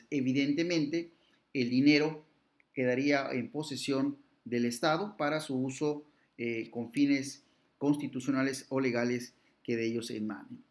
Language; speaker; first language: Spanish; native; Spanish